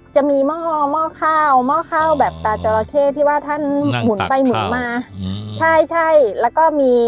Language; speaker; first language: Thai; native; Thai